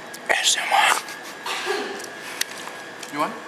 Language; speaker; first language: English; non-native, fluent; Indonesian